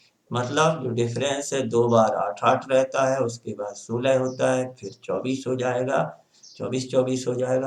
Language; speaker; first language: Hindi; native; Hindi